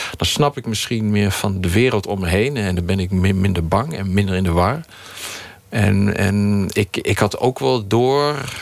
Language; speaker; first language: Dutch; native; Dutch